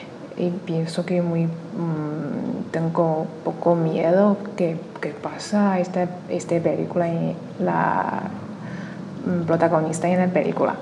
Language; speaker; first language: Spanish; non-native, learner; Chinese